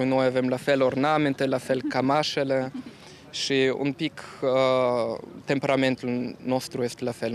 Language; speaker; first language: Romanian; non-native, learner; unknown